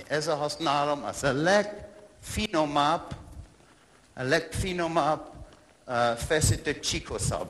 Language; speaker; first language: Hungarian; non-native, learner; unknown